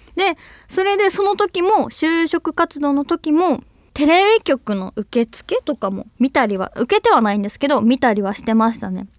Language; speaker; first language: Japanese; native; Japanese